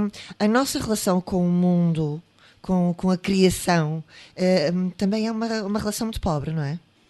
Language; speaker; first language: Portuguese; native; Portuguese